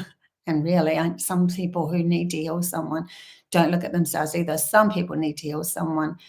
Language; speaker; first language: English; native; English